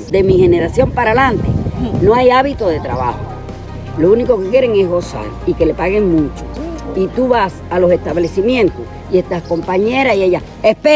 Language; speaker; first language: Spanish; native; Spanish